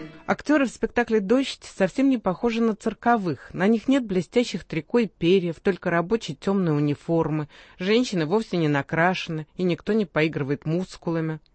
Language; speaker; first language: Russian; native; Russian